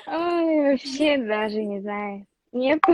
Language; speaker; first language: Russian; non-native, local second language; Yakut